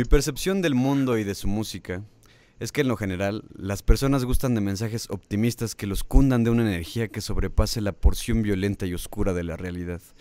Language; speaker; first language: Spanish; native; Spanish